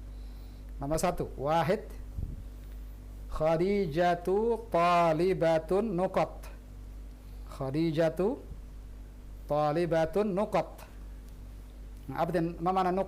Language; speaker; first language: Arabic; non-native, fluent; Indonesian